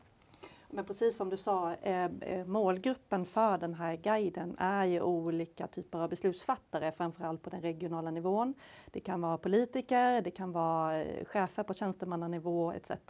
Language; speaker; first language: Swedish; native; Swedish